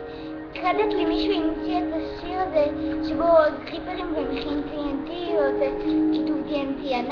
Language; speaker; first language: Hebrew; early bilingual, other home language; Russian